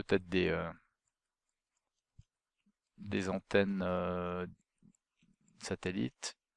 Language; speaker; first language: French; native; French